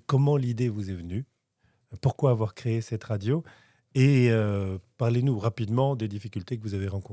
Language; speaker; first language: French; native; French